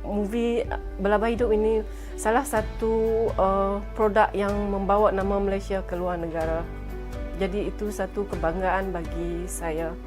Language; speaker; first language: Malay; non-native, local second language; Iban